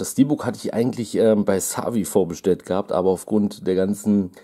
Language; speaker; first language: German; native; German